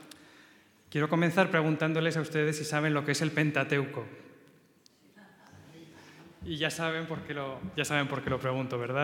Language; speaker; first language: Spanish; native; Spanish